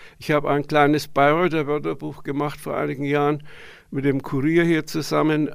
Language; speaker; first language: German; native; German